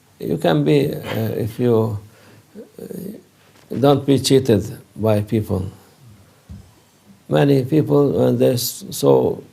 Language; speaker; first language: English; non-native, learner; Turkish